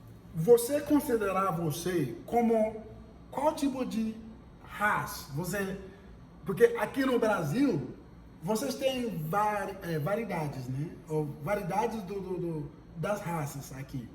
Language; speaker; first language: Portuguese; non-native, fluent; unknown